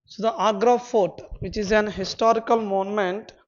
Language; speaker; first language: English; non-native, local second language; Telugu